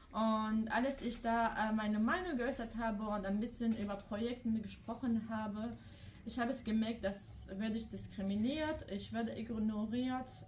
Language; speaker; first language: German; early bilingual, other home language; Kurdish